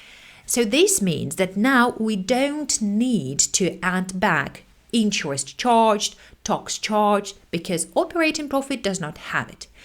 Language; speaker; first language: English; non-native, fluent; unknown